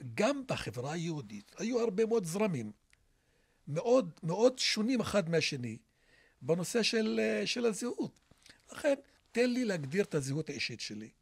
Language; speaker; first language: Hebrew; non-native, local second language; Arabic